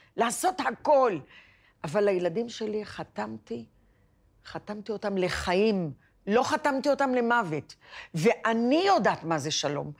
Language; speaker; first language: Hebrew; early bilingual, other home language; Arabic